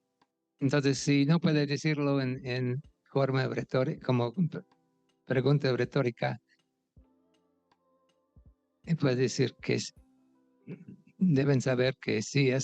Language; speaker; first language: Spanish; non-native, fluent; English